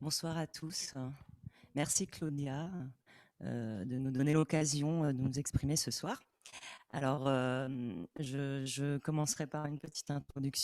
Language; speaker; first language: French; native; French